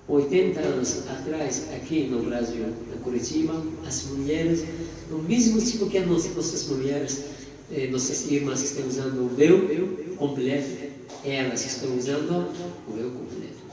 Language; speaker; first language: Portuguese; non-native, fluent; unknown